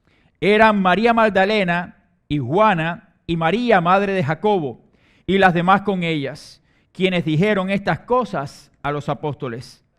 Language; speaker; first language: Spanish; native; Spanish